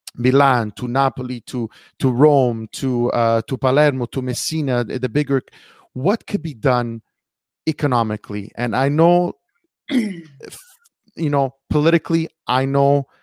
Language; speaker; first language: English; early bilingual, heritage; Italian